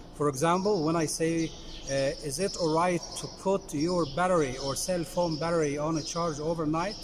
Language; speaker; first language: English; non-native, fluent; Arabic